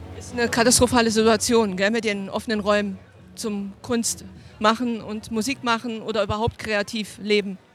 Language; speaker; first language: German; native; German